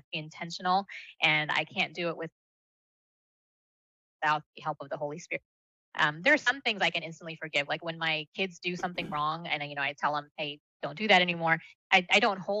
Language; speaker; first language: English; early bilingual, other home language; Malayalam